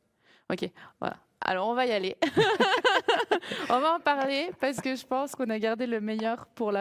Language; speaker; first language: French; native; French